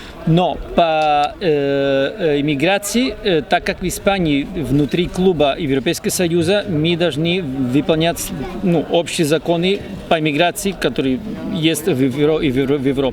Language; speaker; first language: Russian; non-native, fluent; Spanish